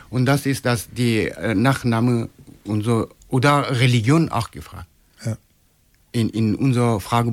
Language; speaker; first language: German; non-native, learner; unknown